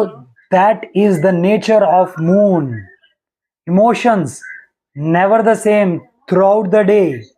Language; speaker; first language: English; non-native, local second language; Hindi